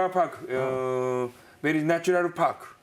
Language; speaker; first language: English; non-native, learner; Japanese